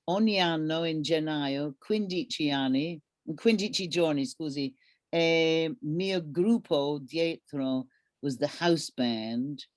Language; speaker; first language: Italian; non-native, learner; English